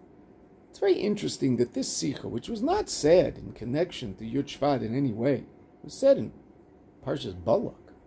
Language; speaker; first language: English; native; English